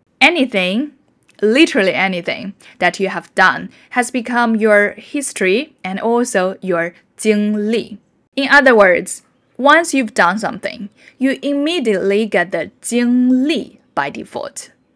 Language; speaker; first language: English; non-native, fluent; Chinese